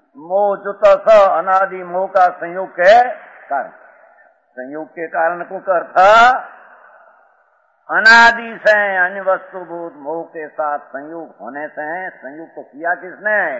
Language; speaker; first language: Hindi; non-native, local second language; Gujarati